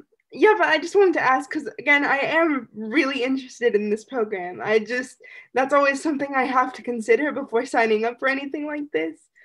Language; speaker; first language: English; native; English